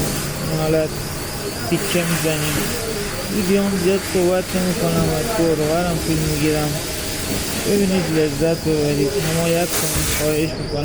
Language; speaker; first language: Persian; native; Persian